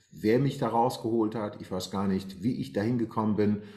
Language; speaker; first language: German; non-native, fluent; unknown